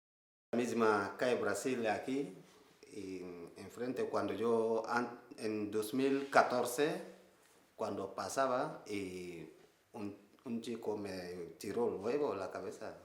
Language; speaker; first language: Spanish; non-native, learner; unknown